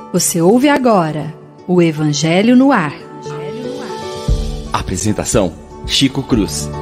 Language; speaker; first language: Portuguese; native; Portuguese